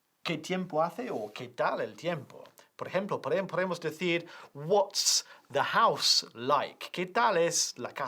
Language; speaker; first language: Spanish; non-native, fluent; English